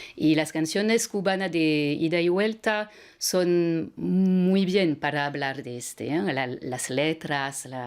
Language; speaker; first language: Spanish; non-native, fluent; French